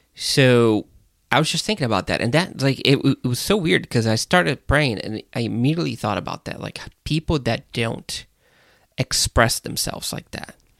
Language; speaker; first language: English; non-native, fluent; Portuguese